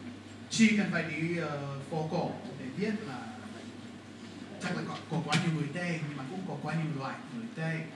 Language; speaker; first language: Vietnamese; non-native, fluent; English